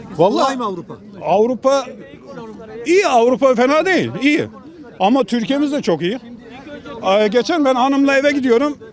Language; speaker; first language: Turkish; early bilingual, heritage; Turkish